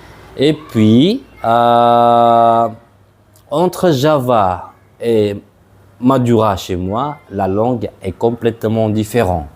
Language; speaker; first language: French; non-native, fluent; Madurese